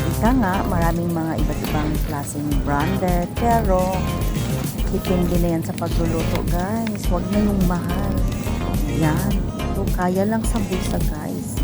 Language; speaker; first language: Filipino; non-native, local second language; Cebuano